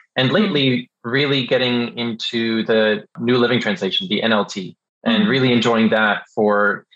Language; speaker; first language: English; early bilingual, other home language; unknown